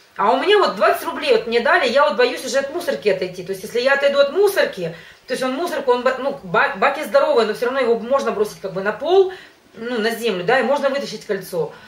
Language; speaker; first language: Russian; native; Russian